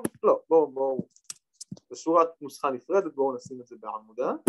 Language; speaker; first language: Hebrew; native; Hebrew